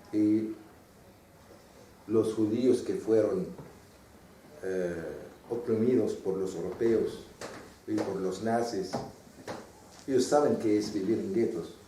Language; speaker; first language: Spanish; non-native, fluent; Arabic